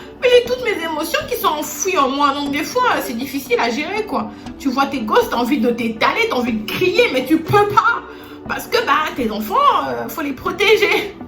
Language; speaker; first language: French; non-native, local second language; Lingala